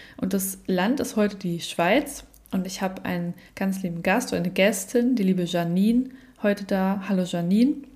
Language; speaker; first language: German; native; German